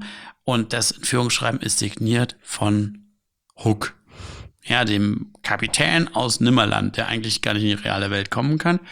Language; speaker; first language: German; native; German